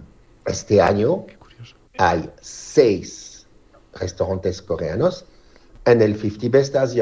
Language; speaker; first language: Spanish; non-native, fluent; French